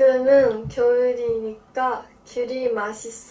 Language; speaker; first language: Korean; non-native, learner; Japanese